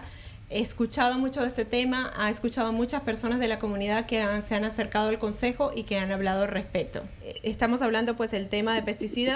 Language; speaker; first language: Spanish; native; Spanish